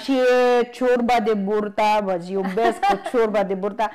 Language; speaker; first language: Romanian; non-native, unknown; Filipino